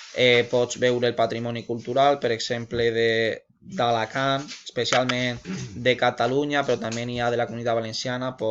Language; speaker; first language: Catalan; non-native, local second language; Spanish